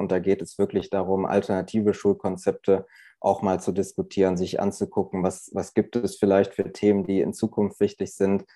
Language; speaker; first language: German; early bilingual, other home language; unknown